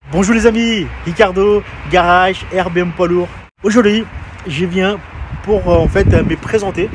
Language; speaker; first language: French; non-native, fluent; Portuguese